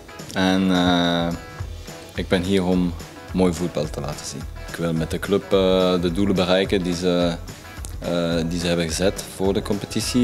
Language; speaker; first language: Dutch; non-native, local second language; German